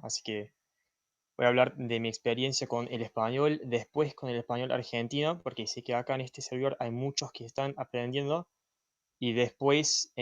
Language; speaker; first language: Spanish; non-native, fluent; English